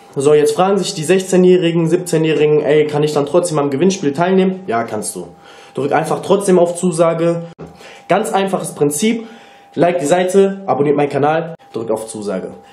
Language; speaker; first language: German; early bilingual, other home language; Turkish